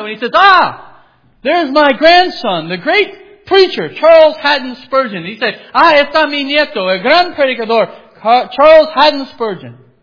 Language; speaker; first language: English; native; English